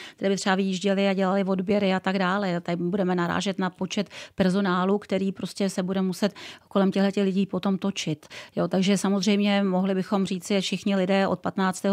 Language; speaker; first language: Czech; native; Czech